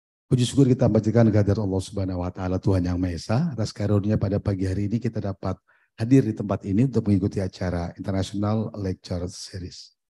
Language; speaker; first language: Indonesian; native; Indonesian